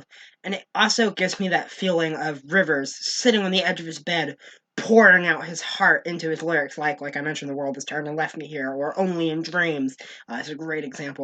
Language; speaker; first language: English; native; English